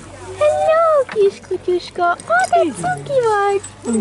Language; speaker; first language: Hungarian; early bilingual, heritage; Hungarian